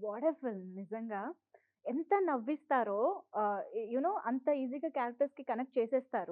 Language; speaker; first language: Telugu; native; Telugu